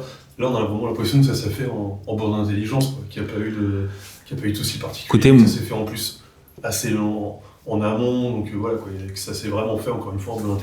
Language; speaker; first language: French; native; French